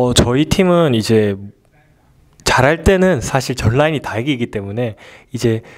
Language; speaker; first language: Korean; native; Korean